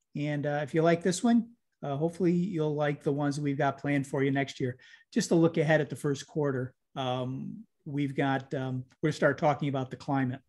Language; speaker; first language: English; native; English